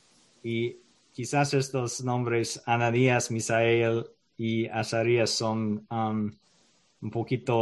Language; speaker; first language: Spanish; non-native, learner; English